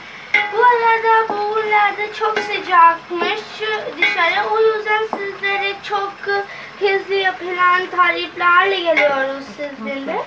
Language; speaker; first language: Turkish; non-native, learner; Urdu